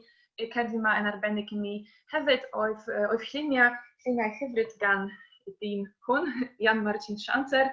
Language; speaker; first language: Welsh; non-native, fluent; Polish